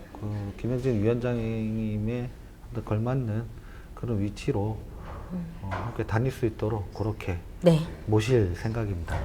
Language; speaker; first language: Korean; native; Korean